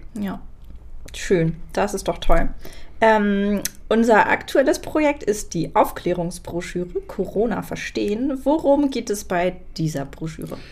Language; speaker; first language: German; native; German